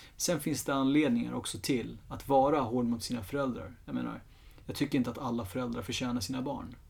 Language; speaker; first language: Swedish; early bilingual, other home language; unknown